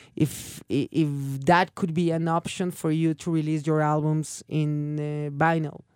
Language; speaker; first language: English; non-native, fluent; Spanish